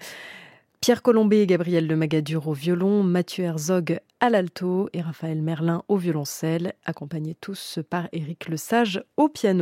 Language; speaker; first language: French; native; French